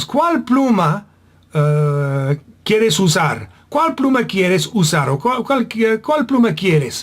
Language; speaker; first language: Spanish; non-native, fluent; English